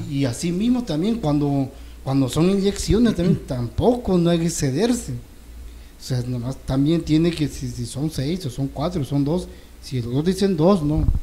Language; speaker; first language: Spanish; non-native, local second language; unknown